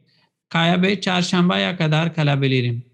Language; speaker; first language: Turkish; non-native, fluent; Urdu